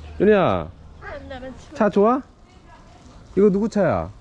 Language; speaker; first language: Korean; native; Korean